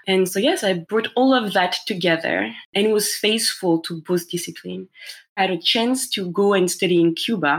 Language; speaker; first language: English; non-native, fluent; French